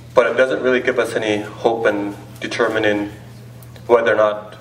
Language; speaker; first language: English; native; English